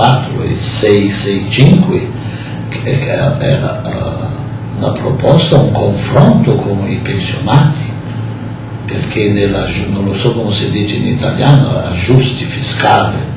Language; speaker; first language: Italian; non-native, fluent; Portuguese